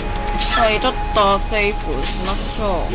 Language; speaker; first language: Japanese; non-native, learner; Cantonese